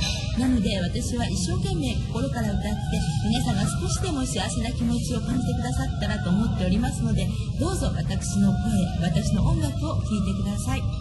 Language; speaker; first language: Japanese; native; Japanese